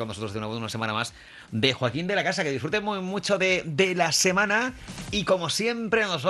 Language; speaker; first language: Spanish; native; Spanish